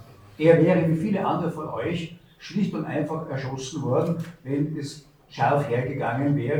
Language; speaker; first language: German; native; German